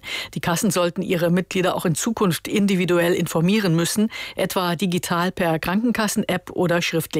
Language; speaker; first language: German; native; German